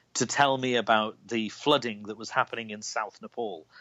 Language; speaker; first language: English; native; English